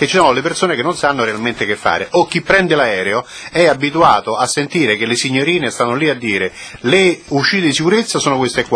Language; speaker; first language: Italian; native; Italian